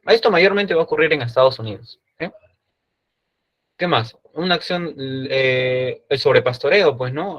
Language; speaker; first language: Spanish; native; Spanish